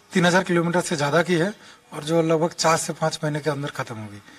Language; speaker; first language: Hindi; non-native, local second language; Bangla